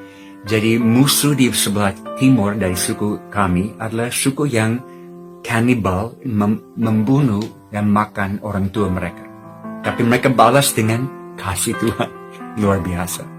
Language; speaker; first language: Indonesian; non-native, fluent; English